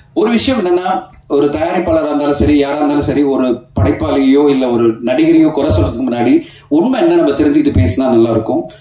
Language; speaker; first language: Tamil; native; Tamil